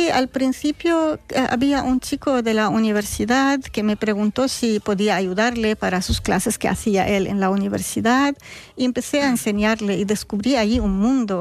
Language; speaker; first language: Spanish; non-native, fluent; Arabic